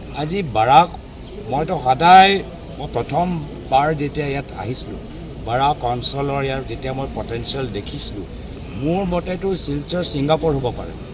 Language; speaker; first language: Assamese; native; Assamese